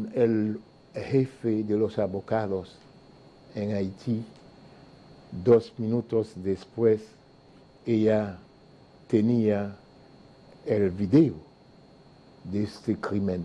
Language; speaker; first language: Spanish; non-native, fluent; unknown